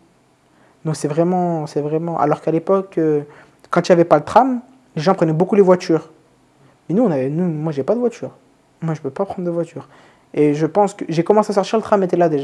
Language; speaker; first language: French; native; French